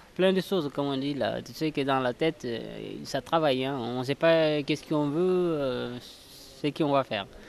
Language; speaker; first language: French; non-native, local second language; Fula